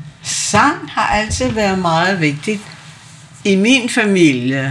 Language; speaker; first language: Danish; non-native, local second language; Kalaallisut